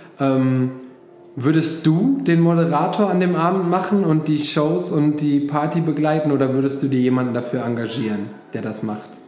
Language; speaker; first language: German; native; German